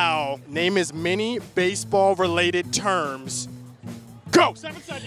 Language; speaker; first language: English; native; English